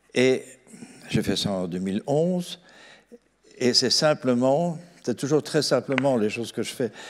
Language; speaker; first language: French; native; French